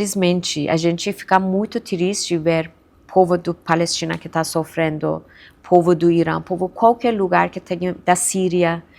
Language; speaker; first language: Portuguese; non-native, fluent; Persian